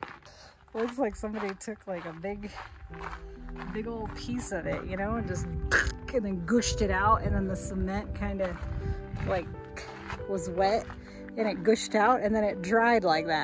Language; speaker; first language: English; native; English